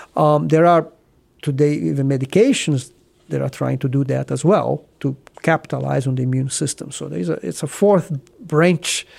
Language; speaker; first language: English; non-native, fluent; Portuguese